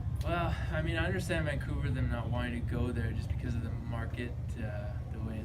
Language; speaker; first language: English; native; English